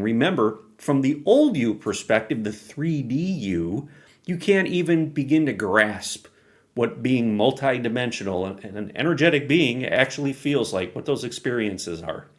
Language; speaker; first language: English; native; English